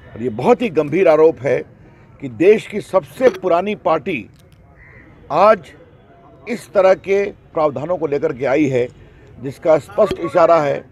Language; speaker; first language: Hindi; native; Hindi